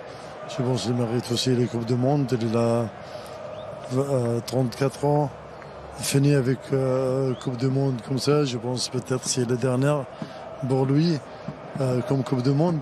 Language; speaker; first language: French; non-native, learner; Arabic